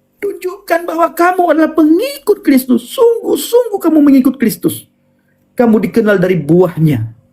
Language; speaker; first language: Indonesian; non-native, local second language; Achinese